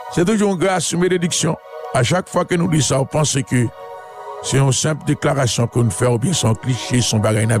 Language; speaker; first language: French; non-native, local second language; Haitian Creole